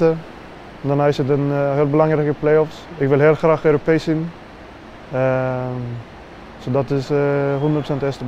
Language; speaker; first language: Dutch; non-native, fluent; Swedish